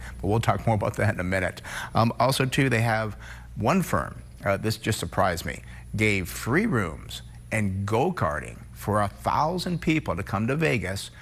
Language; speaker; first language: English; native; English